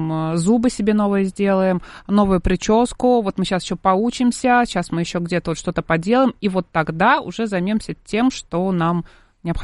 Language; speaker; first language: Russian; native; Russian